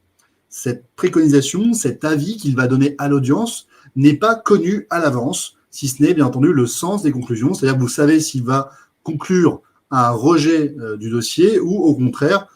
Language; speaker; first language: French; native; French